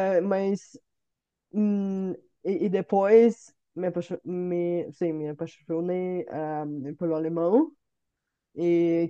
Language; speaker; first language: Portuguese; non-native, fluent; Bulgarian